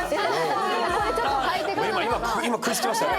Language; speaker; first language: Japanese; native; Japanese